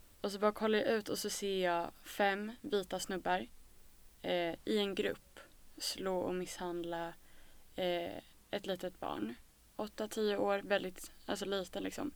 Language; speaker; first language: Swedish; native; Swedish